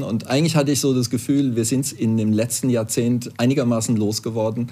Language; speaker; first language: German; native; German